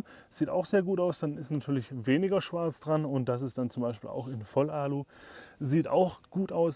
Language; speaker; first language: German; native; German